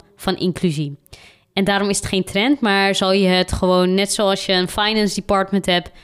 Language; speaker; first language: Dutch; early bilingual, other home language; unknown